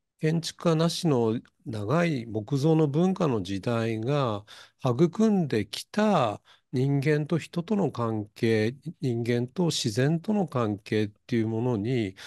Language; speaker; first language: Japanese; native; Japanese